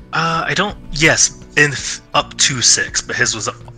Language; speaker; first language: English; native; English